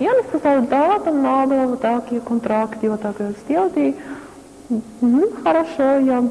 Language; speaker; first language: Russian; non-native, learner; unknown